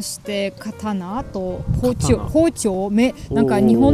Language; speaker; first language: Japanese; non-native, learner; German